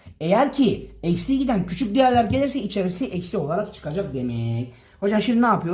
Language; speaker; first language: Turkish; native; Turkish